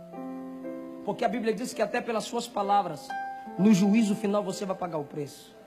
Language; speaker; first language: Portuguese; native; Portuguese